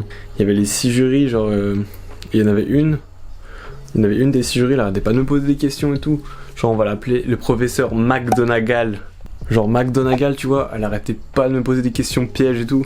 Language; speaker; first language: French; native; French